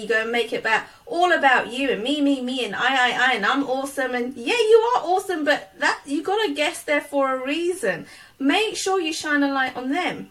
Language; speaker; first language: English; native; English